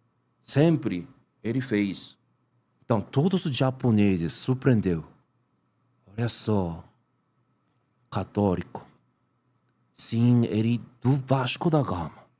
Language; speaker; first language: Portuguese; non-native, learner; Japanese